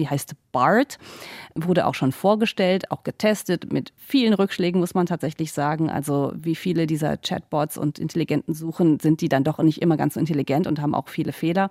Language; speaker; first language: German; native; German